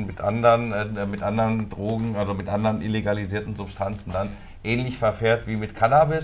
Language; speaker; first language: German; native; German